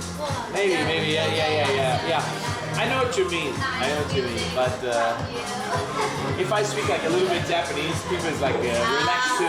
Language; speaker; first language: English; non-native, learner; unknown